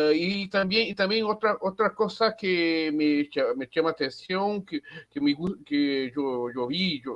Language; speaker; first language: Spanish; non-native, learner; Portuguese